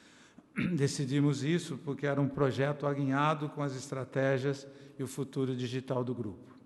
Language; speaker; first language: Portuguese; native; Portuguese